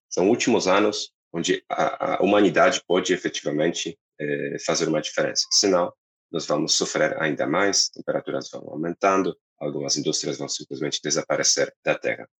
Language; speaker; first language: Portuguese; non-native, fluent; Polish